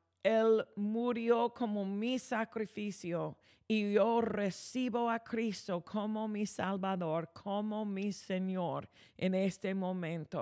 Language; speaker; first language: Spanish; non-native, fluent; English